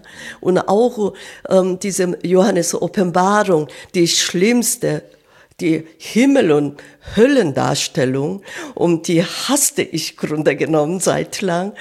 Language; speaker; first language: German; non-native, fluent; Korean